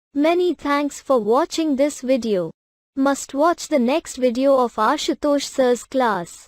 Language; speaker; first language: English; non-native, local second language; Hindi